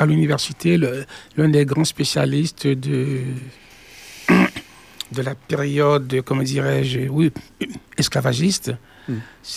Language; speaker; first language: French; native; French